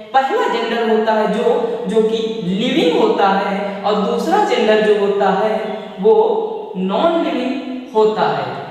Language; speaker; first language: Hindi; native; Hindi